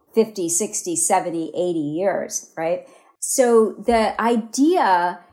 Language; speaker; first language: English; native; English